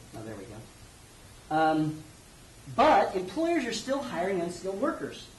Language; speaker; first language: English; native; English